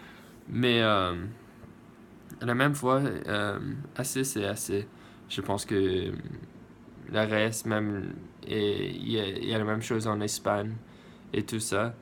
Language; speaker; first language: French; non-native, learner; English